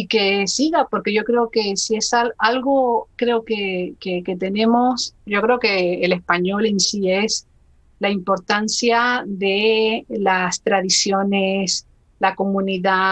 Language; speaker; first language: Spanish; native; Spanish